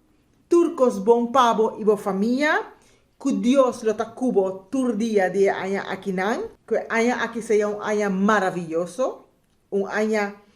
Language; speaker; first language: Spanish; non-native, local second language; Papiamento